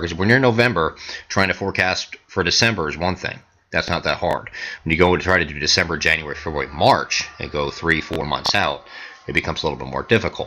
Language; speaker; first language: English; native; English